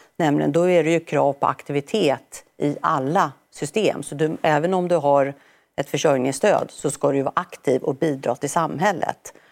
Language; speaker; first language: Swedish; native; Swedish